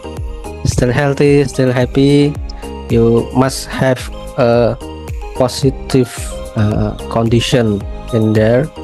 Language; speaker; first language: English; non-native, learner; Indonesian